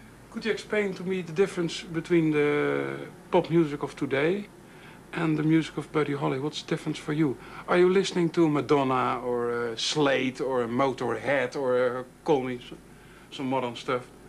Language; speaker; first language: English; non-native, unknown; Dutch